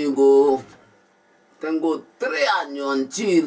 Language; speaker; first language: Spanish; non-native, learner; Haitian Creole